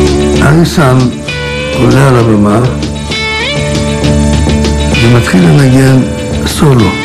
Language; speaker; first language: Hebrew; non-native, fluent; Greek